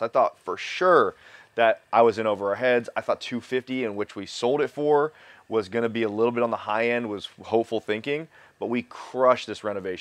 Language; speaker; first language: English; native; English